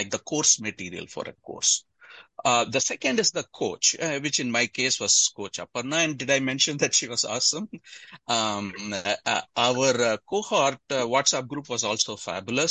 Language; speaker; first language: English; non-native, local second language; Tamil